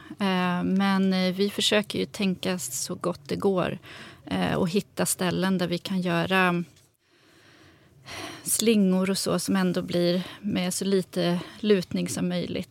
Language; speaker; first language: Swedish; native; Swedish